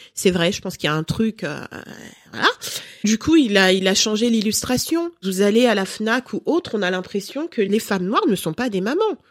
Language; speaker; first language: French; early bilingual, other home language; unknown